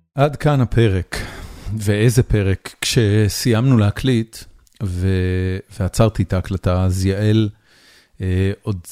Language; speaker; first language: Hebrew; native; Hebrew